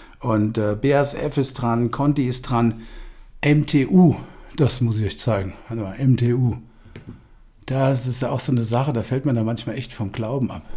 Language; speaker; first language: German; native; German